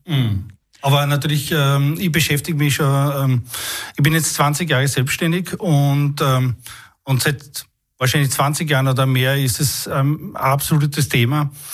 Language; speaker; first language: German; native; German